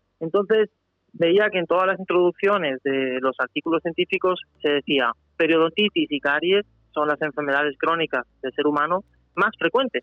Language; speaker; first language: Spanish; native; Spanish